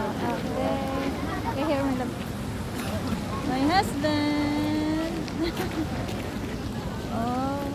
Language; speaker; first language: English; non-native, learner; Filipino